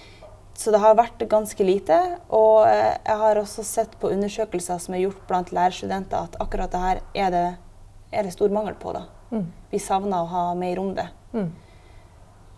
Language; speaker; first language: Norwegian; native; Norwegian